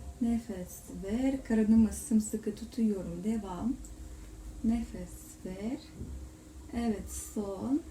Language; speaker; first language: Turkish; non-native, learner; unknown